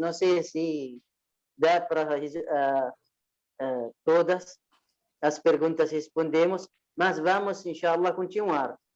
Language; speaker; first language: Portuguese; non-native, fluent; Arabic